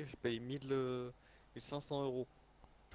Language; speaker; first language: French; native; French